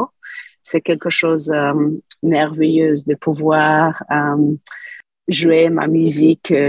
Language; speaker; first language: French; non-native, fluent; English